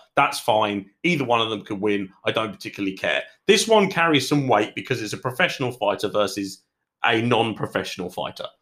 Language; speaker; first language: English; native; English